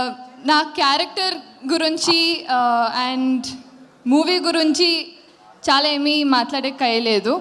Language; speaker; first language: Telugu; non-native, learner; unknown